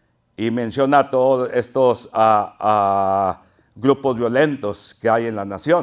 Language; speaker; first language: Spanish; native; Spanish